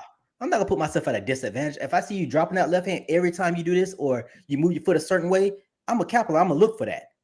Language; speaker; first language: English; native; English